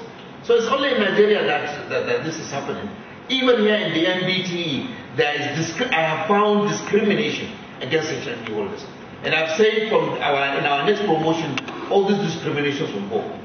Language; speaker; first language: English; non-native, local second language; Hausa